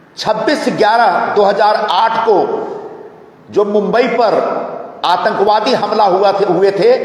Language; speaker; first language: Hindi; native; Hindi